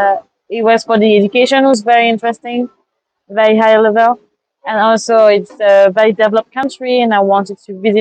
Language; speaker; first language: English; non-native, fluent; French